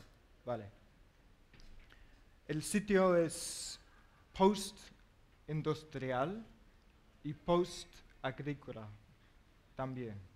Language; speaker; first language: Spanish; non-native, learner; English